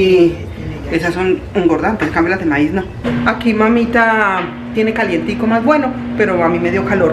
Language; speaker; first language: Spanish; native; Spanish